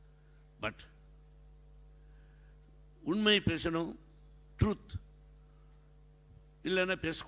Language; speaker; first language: Tamil; non-native, learner; Telugu